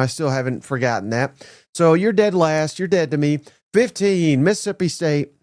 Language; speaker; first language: English; native; English